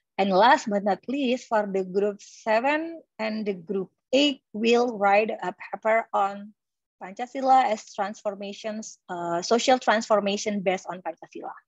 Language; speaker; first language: English; non-native, fluent; Indonesian